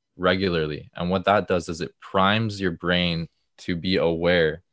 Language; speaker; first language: English; native; English